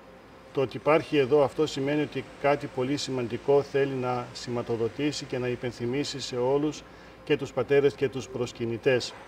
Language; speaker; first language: Greek; native; Greek